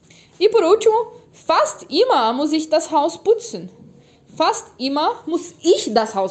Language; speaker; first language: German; non-native, fluent; Portuguese